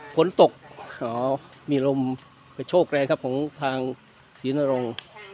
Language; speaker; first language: Thai; native; Thai